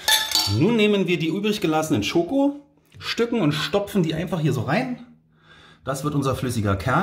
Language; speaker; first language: German; native; German